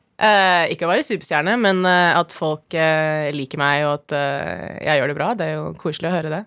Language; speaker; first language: Norwegian; native; Norwegian